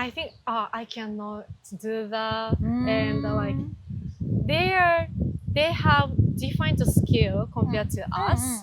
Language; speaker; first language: English; non-native, learner; Japanese